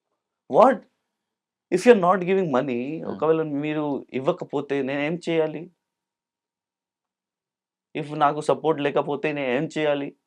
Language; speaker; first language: Telugu; non-native, local second language; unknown